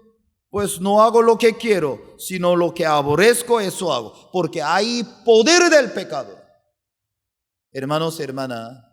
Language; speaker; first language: Spanish; non-native, fluent; Korean